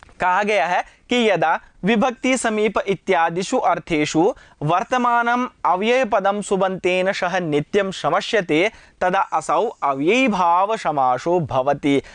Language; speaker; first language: Hindi; native; Hindi